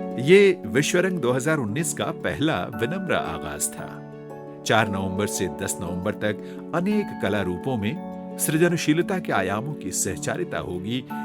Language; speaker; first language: Hindi; native; Hindi